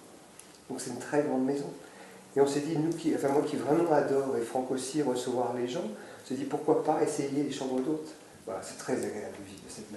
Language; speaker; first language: French; native; French